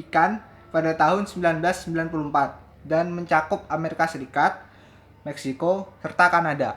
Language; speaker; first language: Indonesian; native; Indonesian